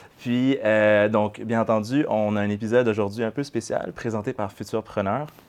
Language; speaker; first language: French; native; French